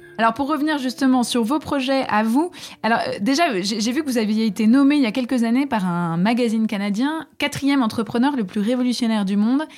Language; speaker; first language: French; native; French